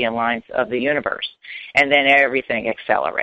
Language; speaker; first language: English; native; English